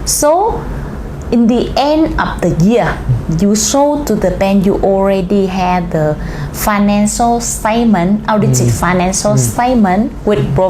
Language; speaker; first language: English; non-native, learner; Vietnamese